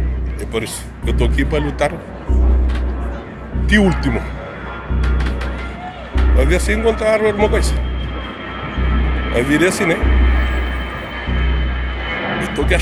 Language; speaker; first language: Portuguese; non-native, local second language; Kabuverdianu